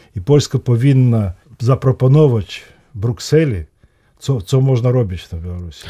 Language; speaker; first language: Polish; non-native, fluent; Russian